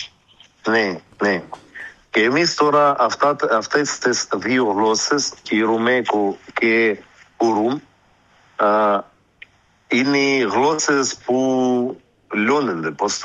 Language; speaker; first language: Greek; early bilingual, heritage; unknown